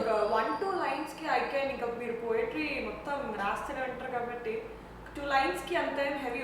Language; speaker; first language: Telugu; native; Telugu